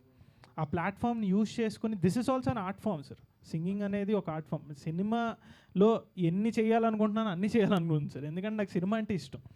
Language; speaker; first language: Telugu; native; Telugu